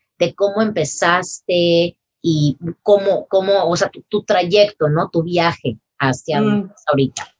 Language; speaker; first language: Spanish; native; Spanish